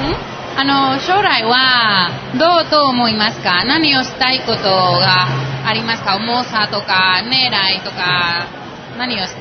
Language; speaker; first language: Japanese; non-native, learner; Spanish